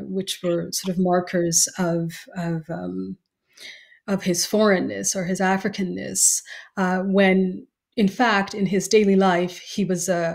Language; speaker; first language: English; native; English